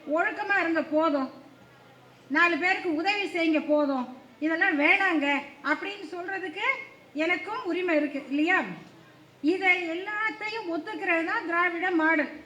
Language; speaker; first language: Tamil; native; Tamil